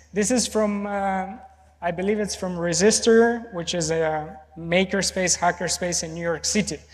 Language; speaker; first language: English; non-native, fluent; Romanian